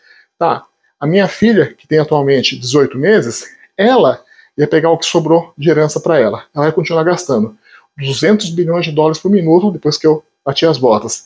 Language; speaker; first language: Portuguese; native; Portuguese